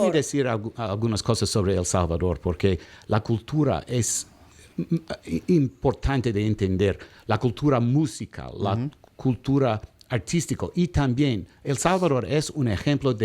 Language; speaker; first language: Spanish; non-native, learner; English